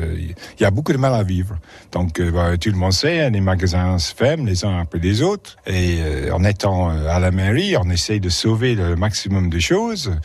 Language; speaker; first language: French; non-native, fluent; English